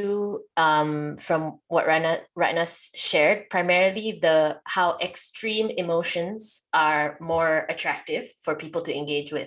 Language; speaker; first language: English; non-native, local second language; Malay